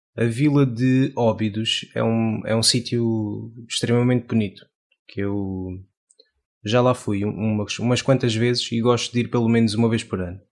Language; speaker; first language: Portuguese; native; Portuguese